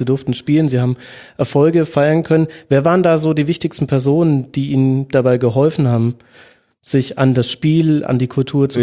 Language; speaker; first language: German; native; German